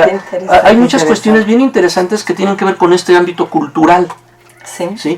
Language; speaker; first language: Spanish; native; Spanish